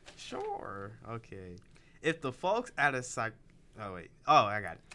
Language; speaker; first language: English; native; English